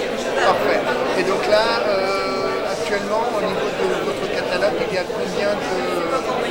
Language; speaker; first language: French; native; French